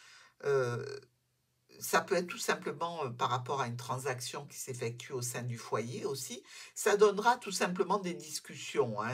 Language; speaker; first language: French; native; French